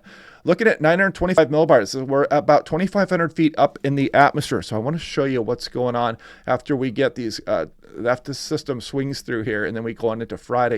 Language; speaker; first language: English; native; English